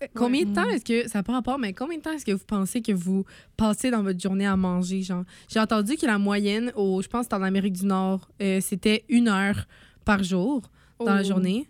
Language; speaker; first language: French; native; French